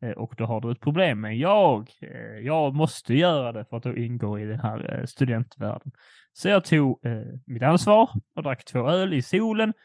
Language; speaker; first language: Swedish; early bilingual, other home language; Polish